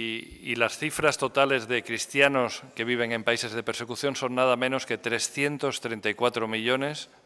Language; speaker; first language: Spanish; native; Spanish